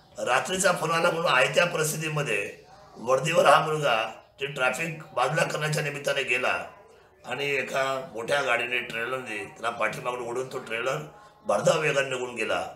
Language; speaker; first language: Marathi; native; Marathi